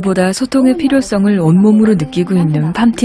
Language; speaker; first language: Korean; native; Korean